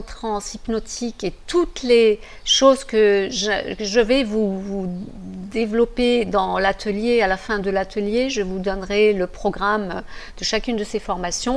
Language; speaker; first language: French; native; French